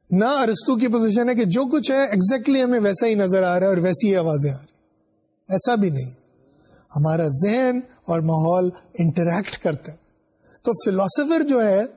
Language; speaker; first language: Urdu; non-native, local second language; Punjabi